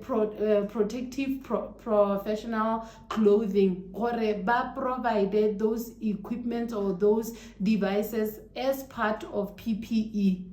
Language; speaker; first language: English; non-native, local second language; Tswana